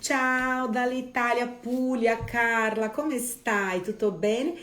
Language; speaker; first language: Italian; non-native, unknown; Portuguese